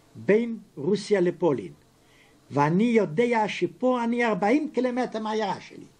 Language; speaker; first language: Hebrew; non-native, fluent; Yiddish